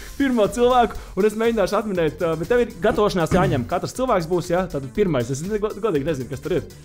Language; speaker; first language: Latvian; native; Latvian